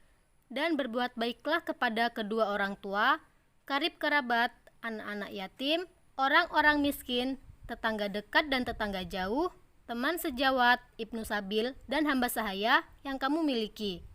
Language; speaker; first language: Indonesian; native; Indonesian